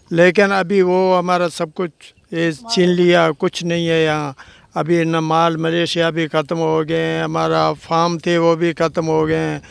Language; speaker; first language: Urdu; non-native, local second language; Sindhi